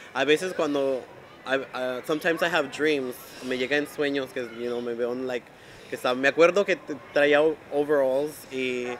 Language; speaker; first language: Spanish; early bilingual, heritage; Spanish